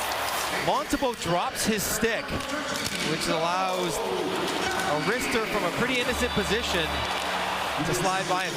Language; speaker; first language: English; native; English